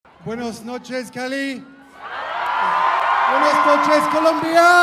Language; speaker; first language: Spanish; non-native, learner; English